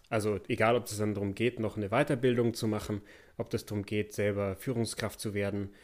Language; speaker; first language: German; native; German